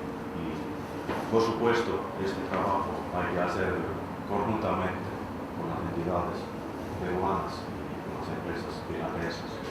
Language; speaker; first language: Spanish; non-native, fluent; Finnish